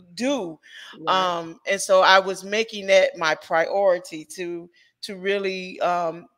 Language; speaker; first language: English; native; English